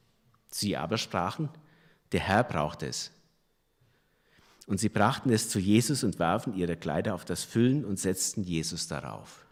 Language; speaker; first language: German; native; German